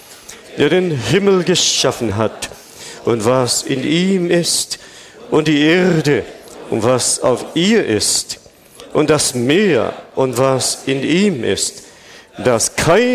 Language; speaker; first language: German; non-native, fluent; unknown